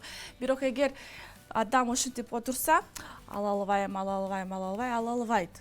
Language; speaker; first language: Kyrgyz; non-native, local second language; Russian